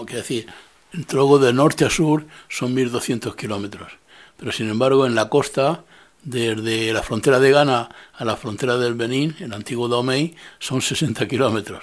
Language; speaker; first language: Spanish; native; Spanish